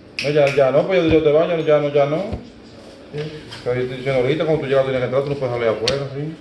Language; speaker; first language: Spanish; native; Spanish